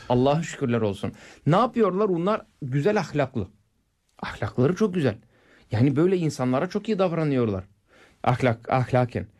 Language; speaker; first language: Turkish; early bilingual, heritage; Turkish